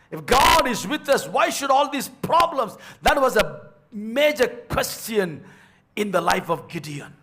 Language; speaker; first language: English; non-native, local second language; Tamil